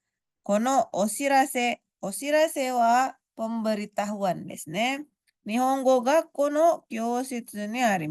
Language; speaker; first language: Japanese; non-native, fluent; Indonesian